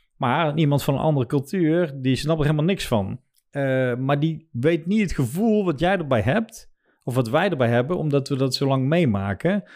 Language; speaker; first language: Dutch; native; Dutch